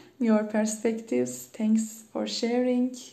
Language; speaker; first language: English; non-native, learner; Turkish